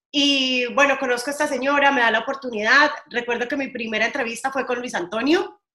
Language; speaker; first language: Spanish; native; Spanish